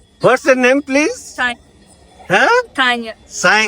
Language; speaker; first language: English; non-native, learner; Bangla